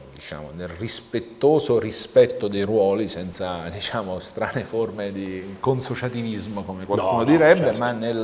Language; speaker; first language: Italian; native; Italian